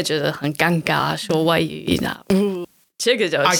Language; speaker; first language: Chinese; non-native, fluent; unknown